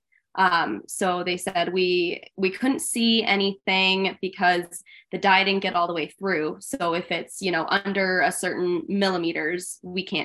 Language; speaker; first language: English; native; English